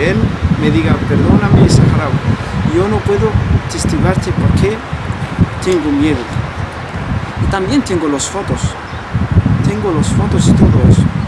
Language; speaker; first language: Spanish; non-native, learner; Arabic